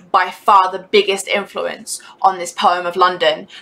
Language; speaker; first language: English; native; English